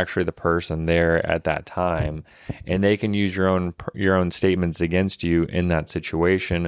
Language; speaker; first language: English; native; English